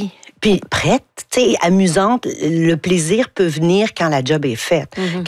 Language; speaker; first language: French; native; French